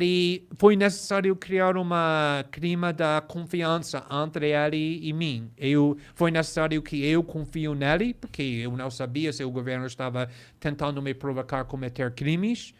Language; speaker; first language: Portuguese; non-native, fluent; English